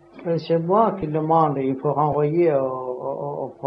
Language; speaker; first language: French; non-native, learner; Vietnamese